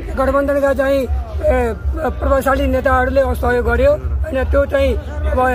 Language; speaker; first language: Nepali; non-native, local second language; Bhojpuri